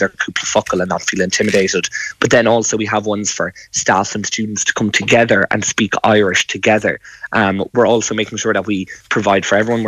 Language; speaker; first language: English; native; English